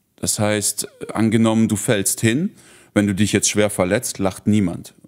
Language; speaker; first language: German; early bilingual, heritage; Russian